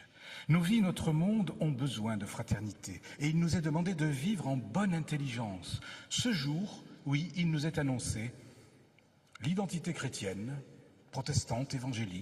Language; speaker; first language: French; native; French